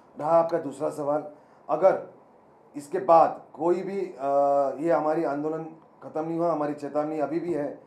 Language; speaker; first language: Hindi; non-native, local second language; Marathi